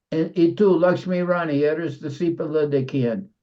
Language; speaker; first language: Spanish; non-native, fluent; English